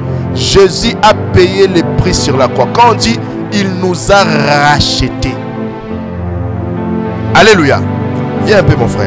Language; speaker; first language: French; non-native, local second language; Lingala